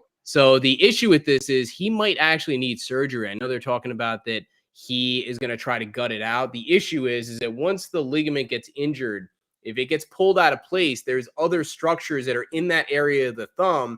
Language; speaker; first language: English; native; English